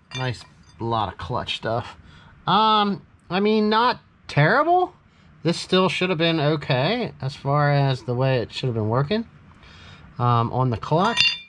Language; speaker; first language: English; native; English